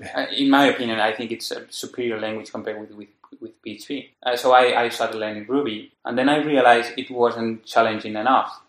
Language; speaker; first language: English; non-native, fluent; Spanish